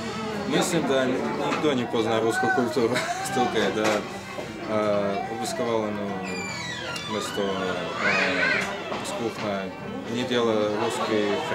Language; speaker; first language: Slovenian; non-native, learner; Russian